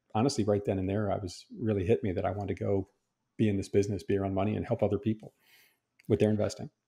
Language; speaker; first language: English; native; English